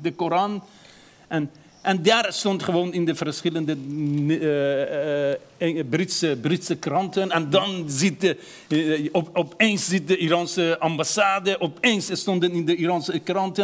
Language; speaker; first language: Dutch; non-native, fluent; Persian